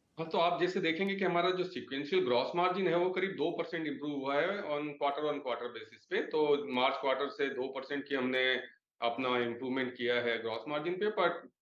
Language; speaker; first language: Hindi; native; Hindi